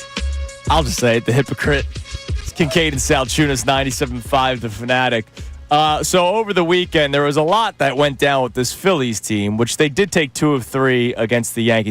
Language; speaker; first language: English; native; English